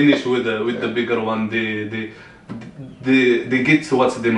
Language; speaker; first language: English; non-native, learner; Arabic